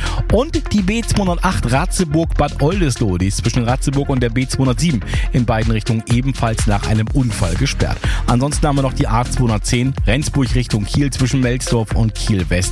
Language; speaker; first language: German; native; German